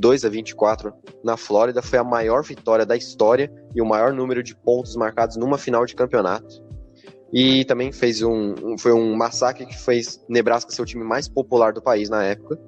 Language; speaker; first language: Portuguese; native; Portuguese